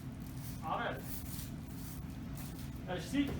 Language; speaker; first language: German; non-native, learner; Turkish